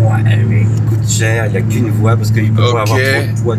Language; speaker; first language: French; native; French